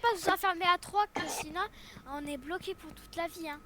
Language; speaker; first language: French; native; French